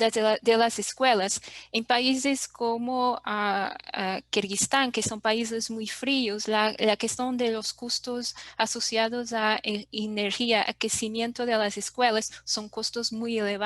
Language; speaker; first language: Spanish; non-native, fluent; Portuguese